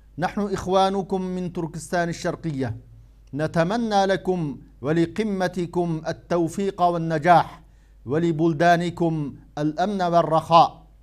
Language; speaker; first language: Arabic; non-native, fluent; Uyghur